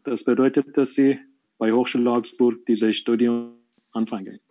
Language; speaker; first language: German; non-native, learner; Persian